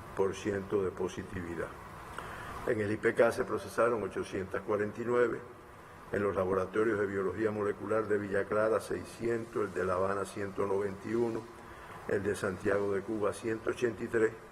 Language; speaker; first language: Spanish; native; Spanish